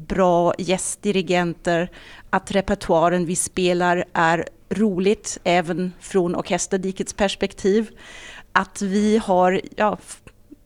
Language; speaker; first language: Swedish; non-native, fluent; German